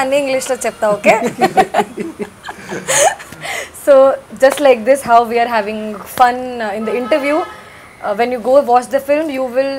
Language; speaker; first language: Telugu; non-native, learner; Hindi